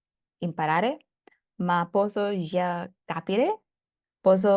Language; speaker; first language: Italian; non-native, learner; Thai